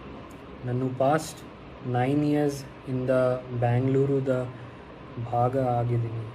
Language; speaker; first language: Kannada; non-native, local second language; Hindi